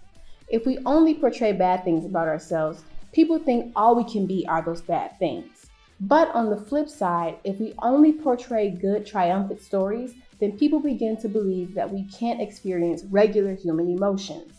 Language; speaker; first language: English; native; English